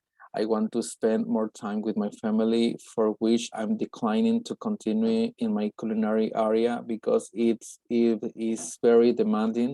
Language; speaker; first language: English; non-native, learner; Spanish